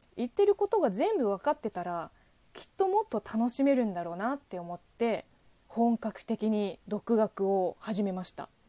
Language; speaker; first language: Japanese; non-native, fluent; Chinese